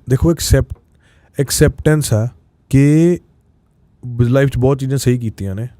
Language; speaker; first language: Hindi; non-native, local second language; Punjabi